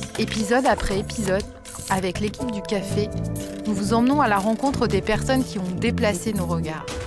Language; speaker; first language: French; native; French